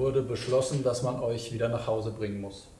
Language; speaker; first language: German; native; German